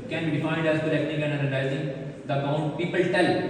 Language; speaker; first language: English; non-native, local second language; Urdu